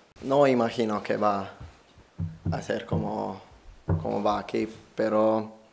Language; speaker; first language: Spanish; non-native, learner; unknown